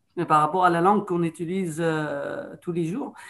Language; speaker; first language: French; non-native, fluent; Arabic